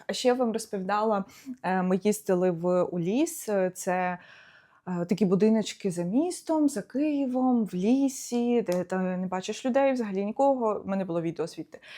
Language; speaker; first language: Ukrainian; non-native, local second language; Russian